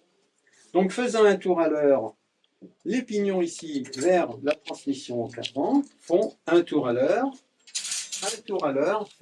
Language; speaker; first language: French; native; French